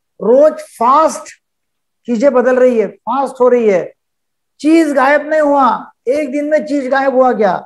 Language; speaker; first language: Hindi; non-native, local second language; Marathi